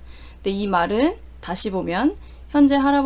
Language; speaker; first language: Korean; native; Korean